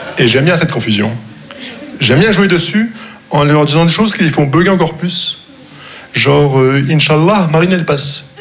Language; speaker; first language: French; non-native, local second language; Arabic